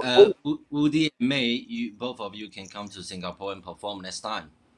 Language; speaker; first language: English; non-native, local second language; Chinese